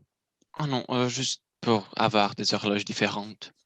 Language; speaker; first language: French; non-native, learner; Romanian